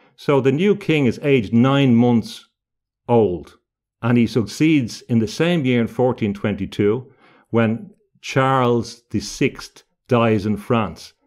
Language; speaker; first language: English; native; English